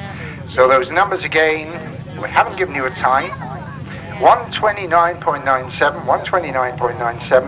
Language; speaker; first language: English; native; English